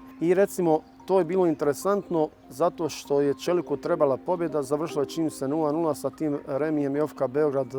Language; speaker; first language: Bosnian; native; Bosnian